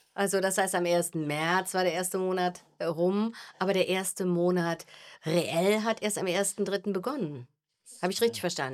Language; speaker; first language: German; native; German